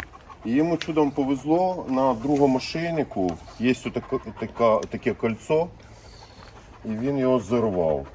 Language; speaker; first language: Ukrainian; native; Ukrainian